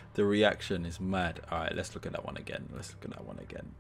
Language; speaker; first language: English; native; English